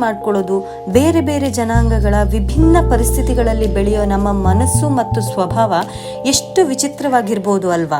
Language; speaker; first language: Kannada; native; Kannada